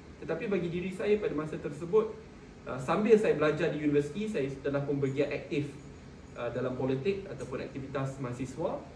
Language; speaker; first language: Malay; native; Malay